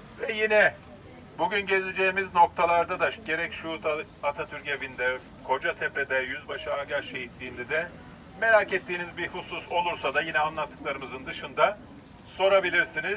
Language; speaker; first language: Turkish; native; Turkish